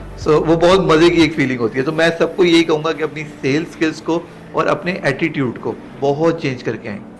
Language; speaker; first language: Urdu; native; Urdu